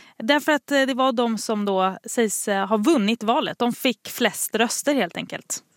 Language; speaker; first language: Swedish; native; Swedish